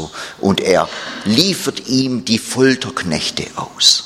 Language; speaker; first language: German; non-native, fluent; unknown